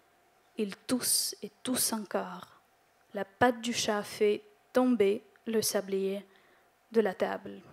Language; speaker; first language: French; non-native, fluent; Ukrainian